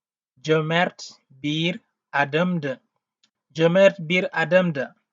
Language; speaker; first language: Turkish; non-native, learner; Wolof